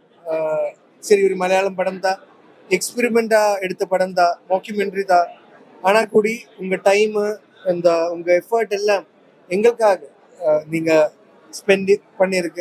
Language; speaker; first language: Tamil; non-native, learner; Malayalam